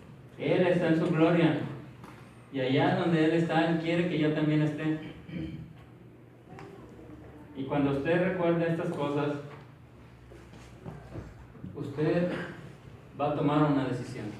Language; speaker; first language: Spanish; native; Spanish